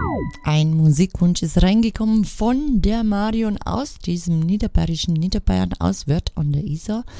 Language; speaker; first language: German; native; German